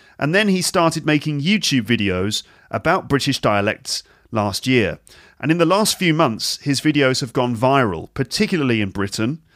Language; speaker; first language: English; native; English